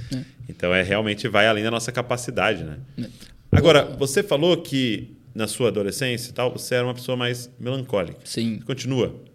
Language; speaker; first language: Portuguese; native; Portuguese